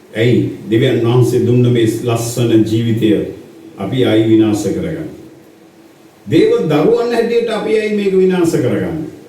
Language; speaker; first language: Sinhala; native; Sinhala